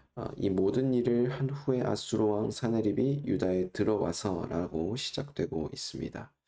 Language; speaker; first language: Korean; native; Korean